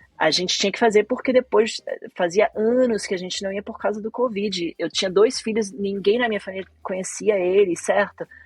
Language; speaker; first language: Portuguese; early bilingual, other home language; Spanish